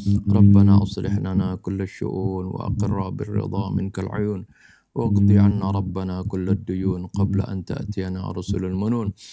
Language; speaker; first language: Arabic; non-native, fluent; Indonesian